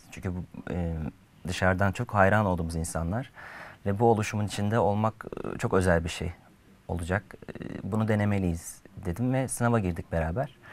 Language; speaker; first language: Turkish; native; Turkish